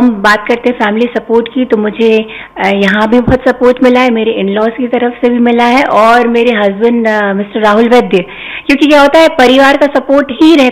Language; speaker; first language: Hindi; native; Hindi